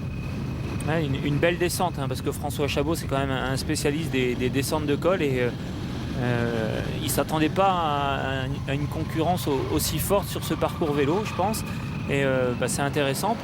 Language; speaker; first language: French; native; French